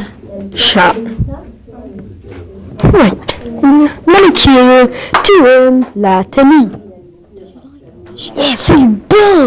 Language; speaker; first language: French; non-native, learner; English